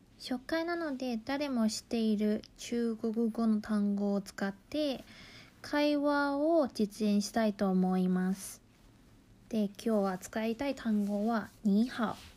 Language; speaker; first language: Japanese; non-native, fluent; Chinese